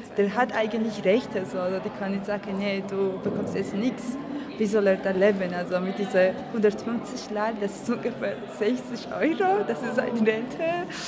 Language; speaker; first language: German; non-native, fluent; Georgian